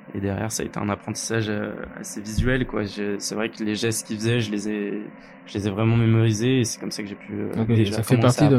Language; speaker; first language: French; native; French